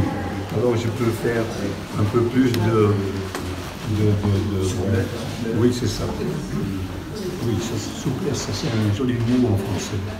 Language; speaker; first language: French; non-native, local second language; Dutch